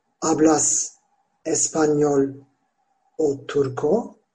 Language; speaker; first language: Spanish; non-native, fluent; Turkish